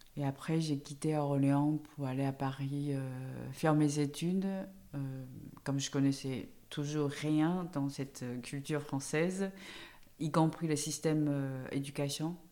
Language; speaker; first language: French; non-native, fluent; Chinese